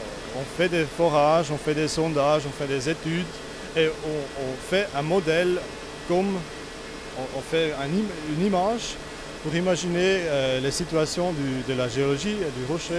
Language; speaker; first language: French; non-native, local second language; Italian